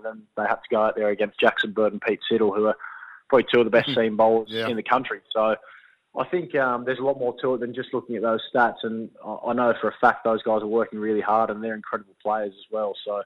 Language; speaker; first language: English; native; English